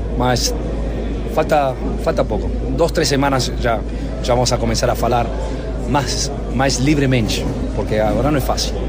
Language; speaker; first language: Portuguese; non-native, fluent; Spanish